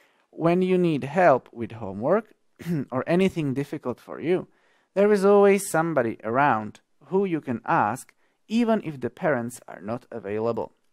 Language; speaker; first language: English; non-native, fluent; Slovak